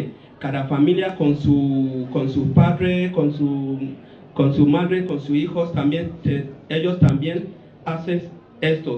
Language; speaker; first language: Spanish; non-native, learner; Bini